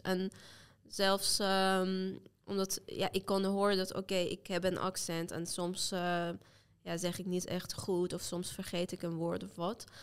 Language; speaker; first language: Dutch; non-native, fluent; Azerbaijani